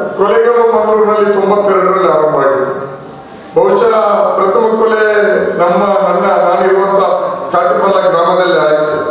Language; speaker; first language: Kannada; non-native, local second language; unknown